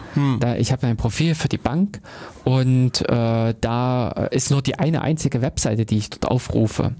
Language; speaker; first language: German; native; German